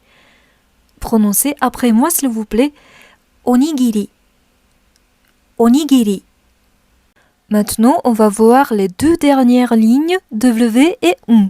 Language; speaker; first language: French; non-native, fluent; Japanese